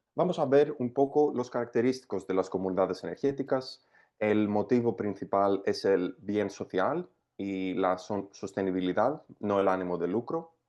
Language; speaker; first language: Spanish; non-native, fluent; Greek